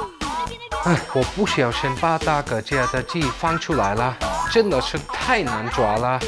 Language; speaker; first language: Chinese; non-native, fluent; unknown